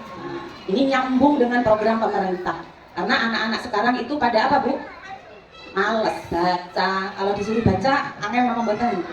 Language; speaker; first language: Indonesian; non-native, local second language; Madurese